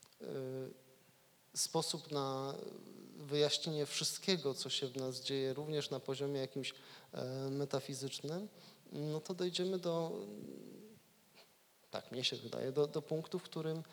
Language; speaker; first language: Polish; native; Polish